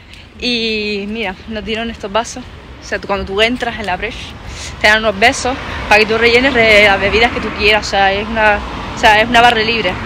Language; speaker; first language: Spanish; native; Spanish